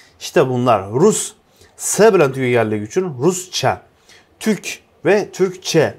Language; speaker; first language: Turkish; non-native, fluent; Uzbek